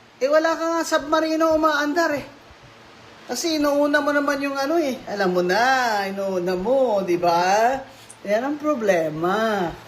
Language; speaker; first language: Filipino; non-native, local second language; Hiligaynon